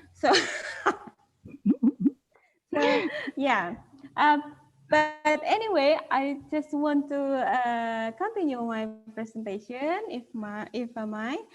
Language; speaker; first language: English; non-native, fluent; Indonesian